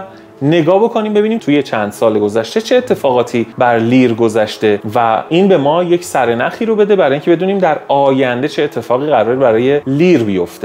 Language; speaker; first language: Persian; native; Persian